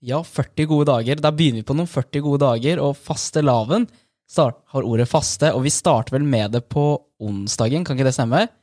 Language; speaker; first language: Norwegian; native; Norwegian